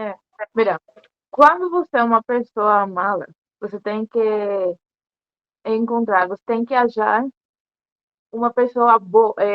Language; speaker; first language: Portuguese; non-native, learner; Spanish